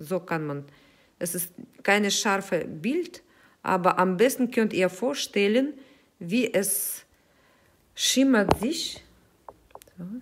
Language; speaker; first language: German; non-native, fluent; Russian